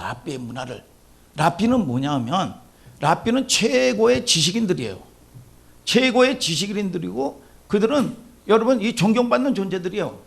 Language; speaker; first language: Korean; native; Korean